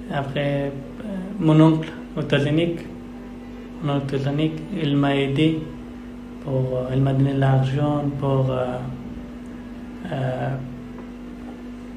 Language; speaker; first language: French; non-native, learner; Persian